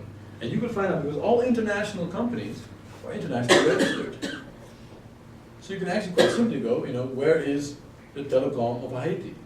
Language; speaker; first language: English; non-native, fluent; Dutch